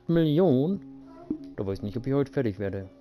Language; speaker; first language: German; native; German